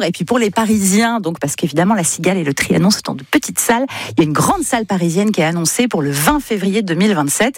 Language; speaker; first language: French; native; French